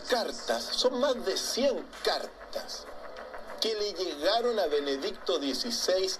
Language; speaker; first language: Spanish; native; Spanish